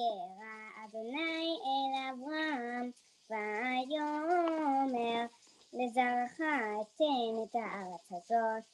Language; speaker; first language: Hebrew; non-native, learner; English